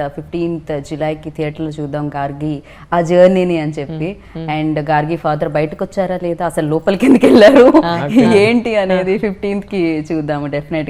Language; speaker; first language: Telugu; native; Telugu